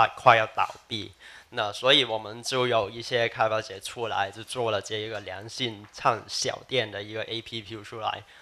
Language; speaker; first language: Chinese; non-native, local second language; Cantonese